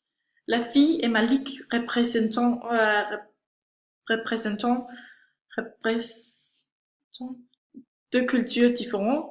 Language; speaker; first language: French; non-native, learner; Danish